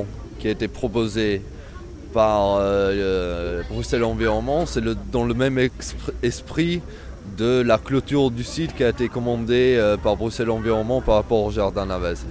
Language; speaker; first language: French; non-native, fluent; Italian